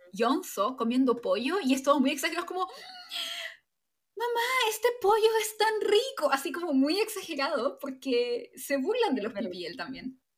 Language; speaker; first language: Spanish; native; Spanish